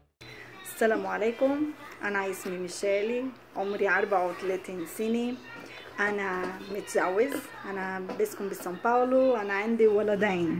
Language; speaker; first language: Arabic; non-native, learner; Portuguese